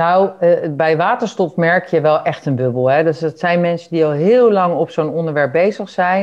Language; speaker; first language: Dutch; native; Dutch